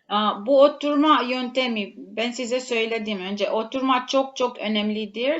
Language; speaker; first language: Turkish; non-native, learner; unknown